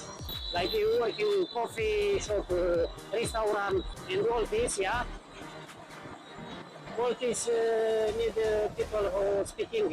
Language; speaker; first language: English; non-native, learner; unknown